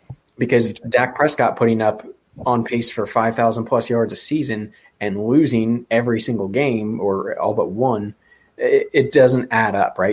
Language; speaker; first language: English; native; English